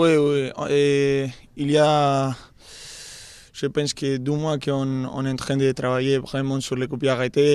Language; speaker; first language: French; non-native, fluent; Spanish